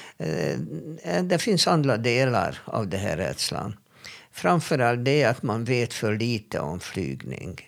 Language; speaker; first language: Swedish; non-native, fluent; Hebrew